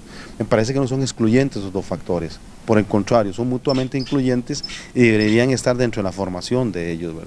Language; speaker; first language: Spanish; native; Spanish